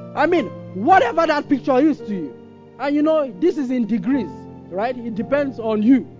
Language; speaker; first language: English; non-native, local second language; Yoruba